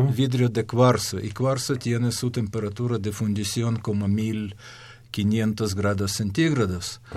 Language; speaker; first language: Spanish; non-native, fluent; Ukrainian